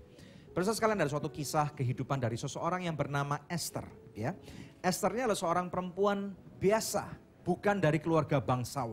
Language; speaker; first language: Indonesian; native; Indonesian